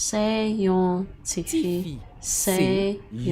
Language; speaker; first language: French; non-native, learner; English